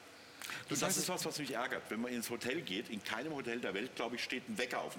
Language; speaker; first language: German; native; German